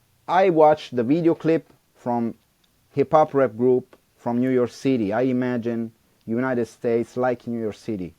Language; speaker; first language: English; non-native, learner; Italian